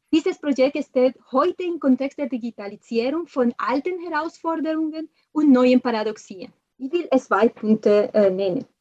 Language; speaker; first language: German; non-native, fluent; Spanish